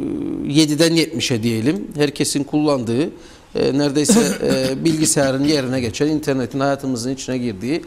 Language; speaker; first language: Turkish; native; Turkish